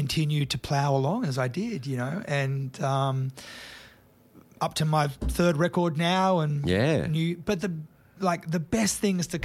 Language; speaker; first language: English; native; English